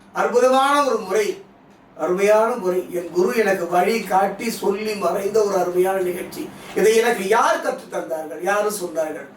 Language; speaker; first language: Tamil; native; Tamil